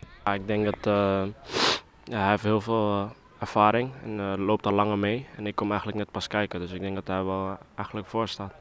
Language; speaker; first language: Dutch; native; Dutch